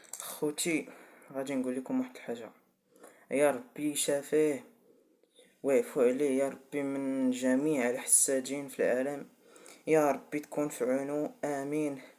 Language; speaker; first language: Arabic; native; Arabic